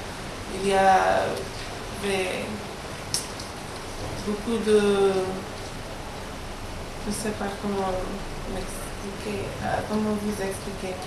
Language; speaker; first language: French; non-native, learner; English